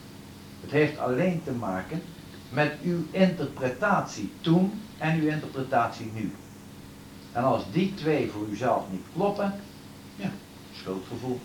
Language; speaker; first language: Dutch; native; Dutch